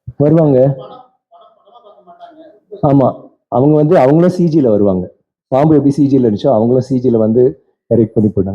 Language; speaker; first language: Tamil; native; Tamil